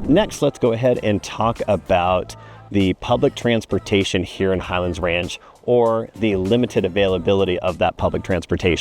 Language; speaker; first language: English; native; English